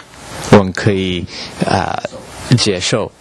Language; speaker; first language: Chinese; non-native, learner; English